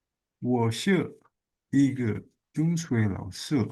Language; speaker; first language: Chinese; non-native, learner; Indonesian